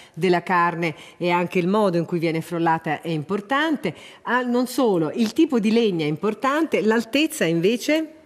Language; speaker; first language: Italian; native; Italian